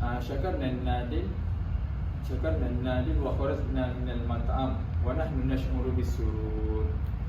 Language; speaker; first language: Arabic; non-native, learner; Malay